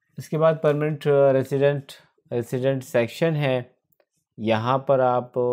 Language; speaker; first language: Urdu; native; Urdu